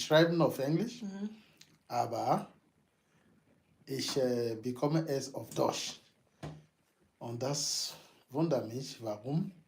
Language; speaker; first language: German; non-native, learner; Yoruba